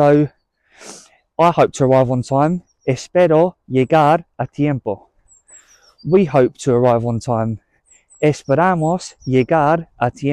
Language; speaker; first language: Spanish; non-native, learner; English